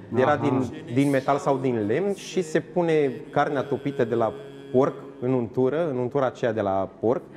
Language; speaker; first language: Romanian; native; Romanian